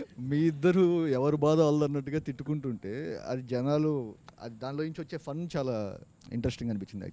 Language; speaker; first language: Telugu; native; Telugu